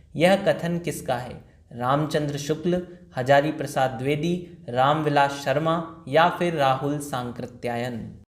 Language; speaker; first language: Hindi; native; Hindi